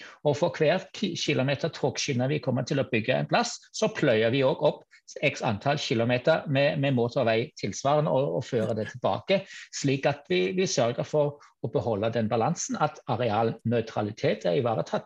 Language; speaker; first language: Norwegian; non-native, fluent; German